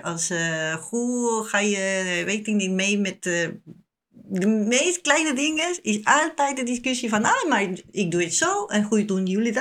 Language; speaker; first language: Dutch; non-native, learner; Spanish